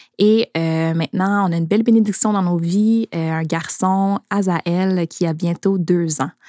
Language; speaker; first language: French; native; French